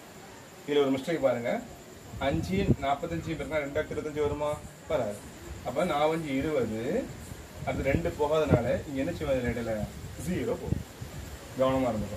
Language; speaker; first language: Tamil; native; Tamil